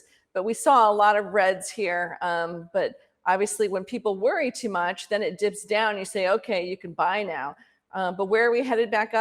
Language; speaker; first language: English; native; English